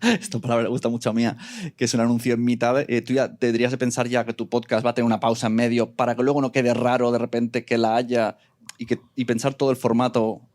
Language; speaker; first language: Spanish; native; Spanish